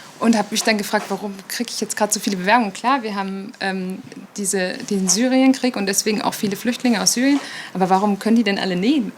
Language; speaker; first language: German; native; German